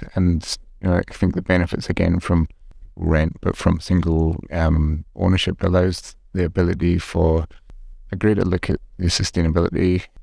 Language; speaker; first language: English; native; English